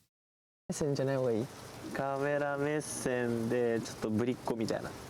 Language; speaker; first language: Japanese; native; Japanese